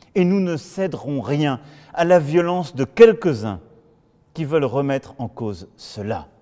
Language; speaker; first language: French; native; French